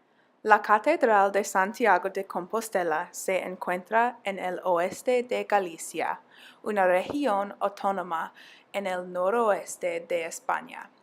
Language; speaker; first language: Spanish; non-native, learner; English